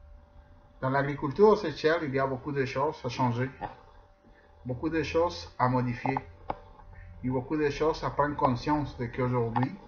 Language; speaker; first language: French; non-native, fluent; Spanish